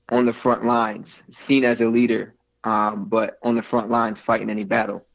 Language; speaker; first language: English; native; English